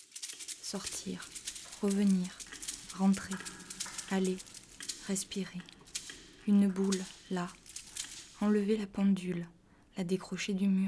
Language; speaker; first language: French; native; French